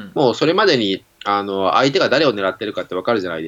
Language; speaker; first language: Japanese; native; Japanese